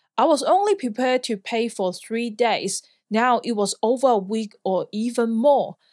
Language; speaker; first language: English; non-native, local second language; Cantonese